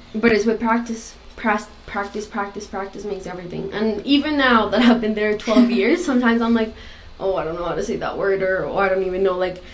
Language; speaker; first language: English; non-native, fluent; Spanish